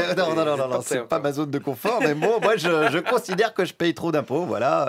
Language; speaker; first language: French; native; French